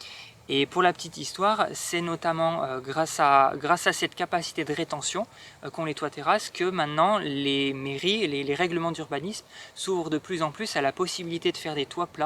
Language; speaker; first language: French; native; French